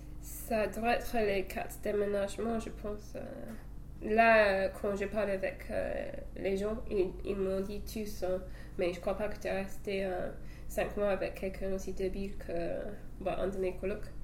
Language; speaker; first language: French; non-native, fluent; English